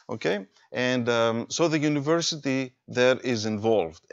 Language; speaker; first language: English; non-native, fluent; Greek